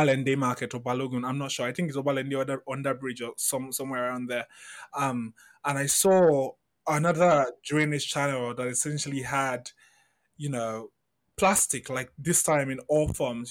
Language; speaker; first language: English; non-native, local second language; Yoruba